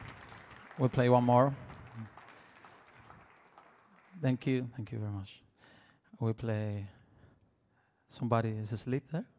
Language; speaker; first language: English; non-native, learner; Spanish